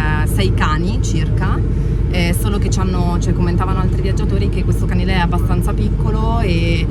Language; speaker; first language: Italian; native; Italian